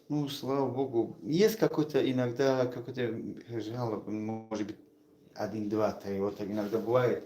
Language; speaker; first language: Russian; non-native, learner; Tajik